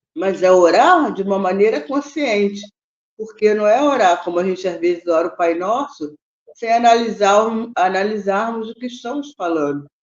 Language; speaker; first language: Portuguese; native; Portuguese